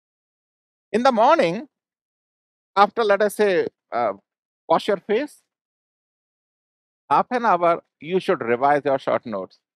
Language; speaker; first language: English; non-native, local second language; Hindi